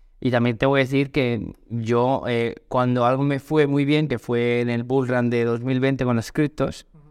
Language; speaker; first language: Spanish; early bilingual, other home language; Portuguese